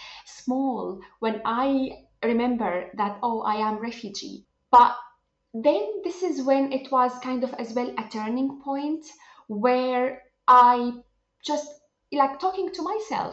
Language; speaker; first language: English; non-native, fluent; Arabic